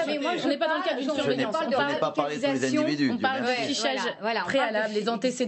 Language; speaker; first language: French; native; French